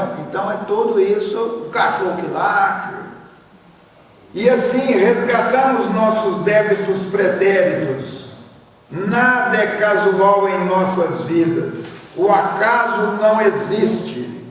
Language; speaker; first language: Portuguese; native; Portuguese